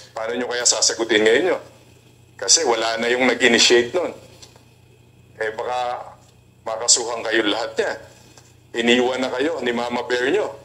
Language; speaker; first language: Filipino; native; Filipino